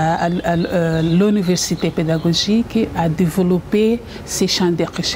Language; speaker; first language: French; non-native, fluent; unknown